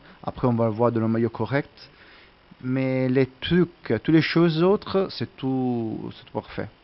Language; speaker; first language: French; non-native, learner; Italian